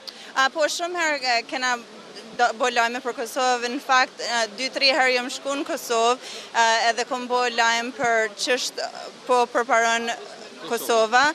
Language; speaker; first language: Albanian; early bilingual, heritage; Albanian